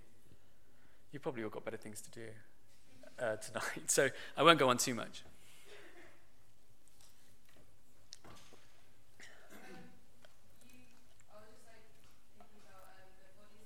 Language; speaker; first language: English; native; English